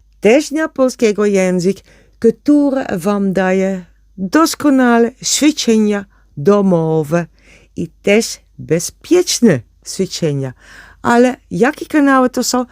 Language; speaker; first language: Polish; non-native, learner; Dutch